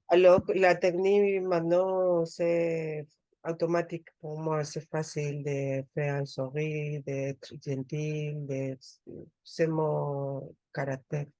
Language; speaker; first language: French; non-native, learner; Spanish